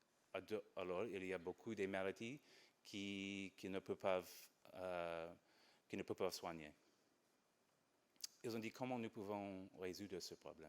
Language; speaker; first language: French; non-native, fluent; English